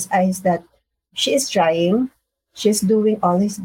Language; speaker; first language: English; non-native, local second language; Filipino